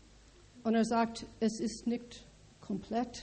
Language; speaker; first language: German; non-native, learner; English